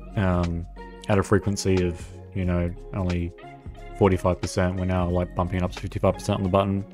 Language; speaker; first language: English; native; English